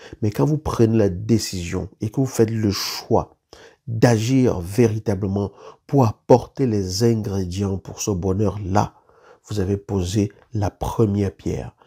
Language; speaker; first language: French; native; French